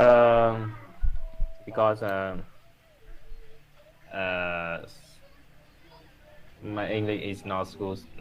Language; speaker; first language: English; non-native, learner; Vietnamese